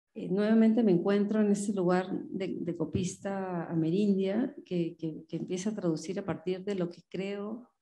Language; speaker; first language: Spanish; native; Spanish